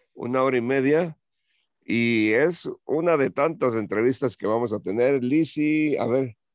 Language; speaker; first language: Spanish; native; Spanish